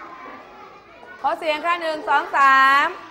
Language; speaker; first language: Thai; native; Thai